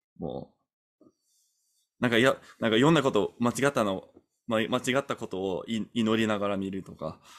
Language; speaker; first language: Japanese; non-native, fluent; English